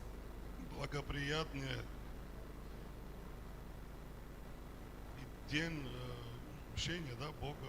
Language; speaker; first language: Russian; non-native, fluent; Armenian